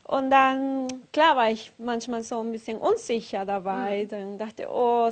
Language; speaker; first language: German; non-native, learner; Spanish